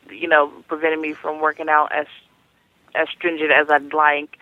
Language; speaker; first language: English; native; English